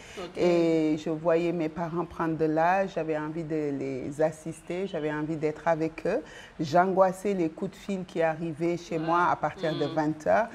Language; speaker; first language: French; non-native, local second language; Wolof